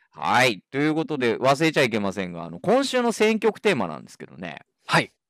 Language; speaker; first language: Japanese; native; Japanese